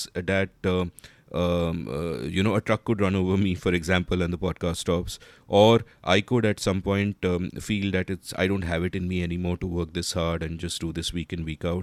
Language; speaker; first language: English; non-native, local second language; Hindi